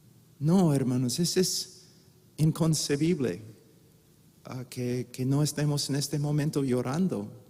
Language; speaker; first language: Spanish; non-native, fluent; English